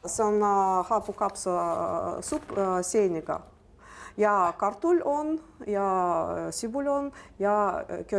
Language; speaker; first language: Estonian; non-native, learner; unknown